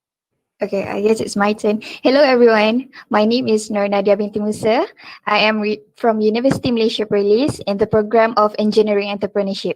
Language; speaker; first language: English; non-native, local second language; Malay